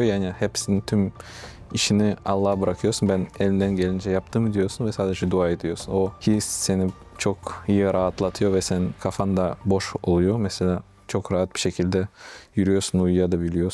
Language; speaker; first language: Turkish; non-native, fluent; Russian